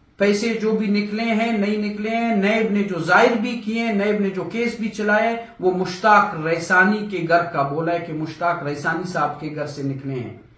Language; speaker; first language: Urdu; non-native, local second language; Baluchi